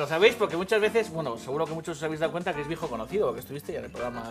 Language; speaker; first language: Spanish; native; Spanish